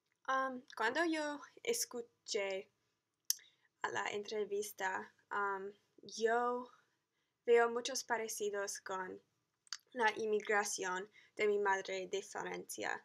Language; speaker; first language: Spanish; non-native, learner; English